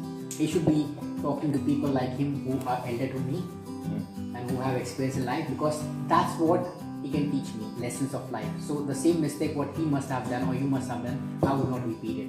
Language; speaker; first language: English; non-native, local second language; Hindi